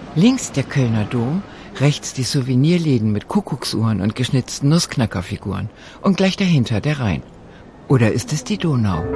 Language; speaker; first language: German; native; German